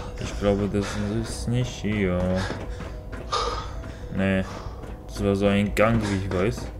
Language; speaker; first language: German; non-native, fluent; Polish